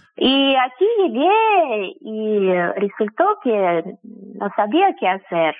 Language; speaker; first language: Spanish; non-native, fluent; Russian